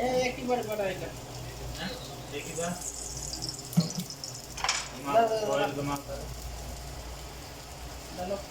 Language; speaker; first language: Hindi; non-native, local second language; Bangla